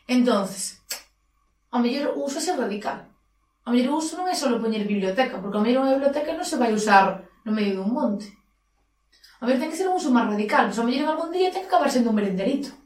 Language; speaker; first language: Galician; native; Galician